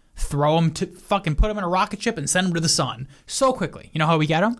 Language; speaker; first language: English; early bilingual, other home language; Italian